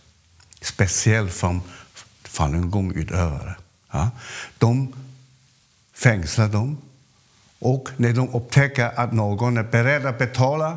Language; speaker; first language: Swedish; non-native, fluent; Cantonese